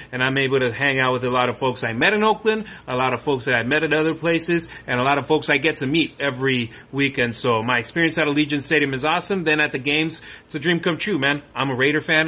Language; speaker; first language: English; early bilingual, other home language; Spanish